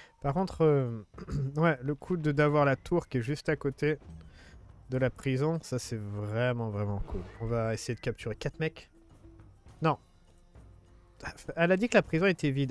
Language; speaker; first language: French; native; French